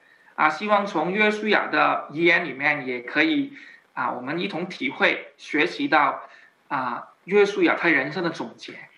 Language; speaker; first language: Chinese; native; Chinese